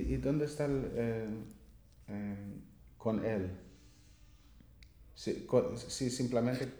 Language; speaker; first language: Spanish; non-native, learner; English